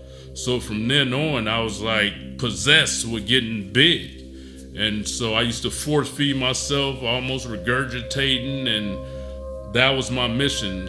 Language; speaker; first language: English; native; English